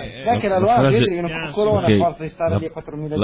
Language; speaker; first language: Italian; native; Italian